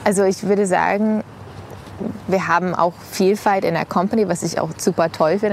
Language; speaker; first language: German; non-native, fluent; English